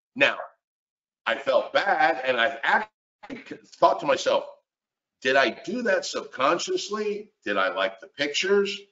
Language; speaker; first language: English; native; English